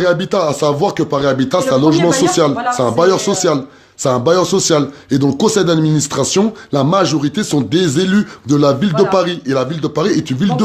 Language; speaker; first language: French; native; French